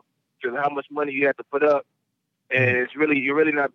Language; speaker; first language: English; native; English